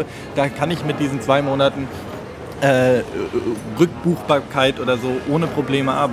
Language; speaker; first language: German; native; German